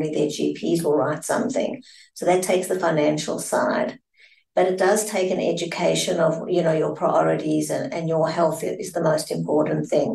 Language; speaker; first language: English; native; English